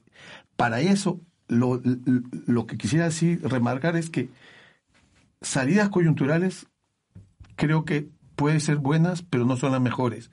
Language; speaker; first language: Spanish; native; Spanish